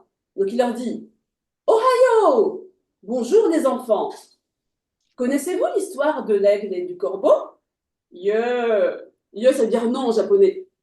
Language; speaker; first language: French; native; French